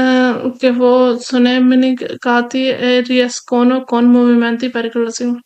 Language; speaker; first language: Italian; non-native, fluent; Urdu